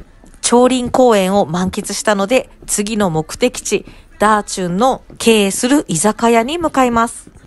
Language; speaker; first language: Japanese; native; Japanese